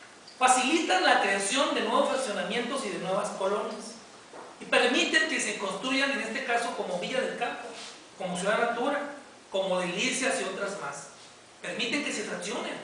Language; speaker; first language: Spanish; native; Spanish